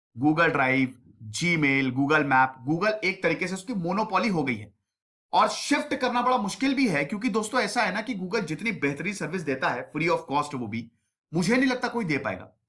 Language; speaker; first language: Hindi; native; Hindi